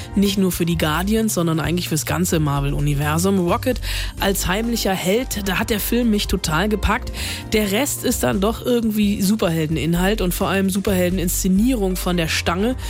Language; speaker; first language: German; native; German